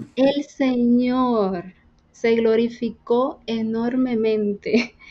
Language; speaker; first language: Spanish; native; Spanish